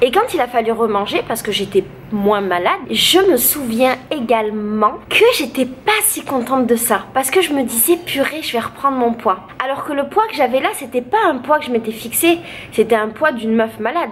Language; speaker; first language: French; native; French